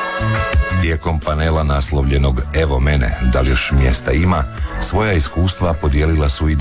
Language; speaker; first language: Serbian; native; Serbian